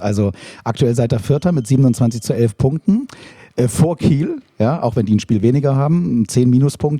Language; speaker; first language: German; native; German